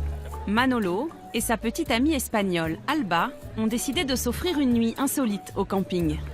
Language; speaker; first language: French; native; French